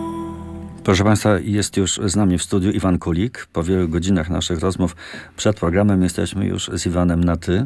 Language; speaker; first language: Polish; native; Polish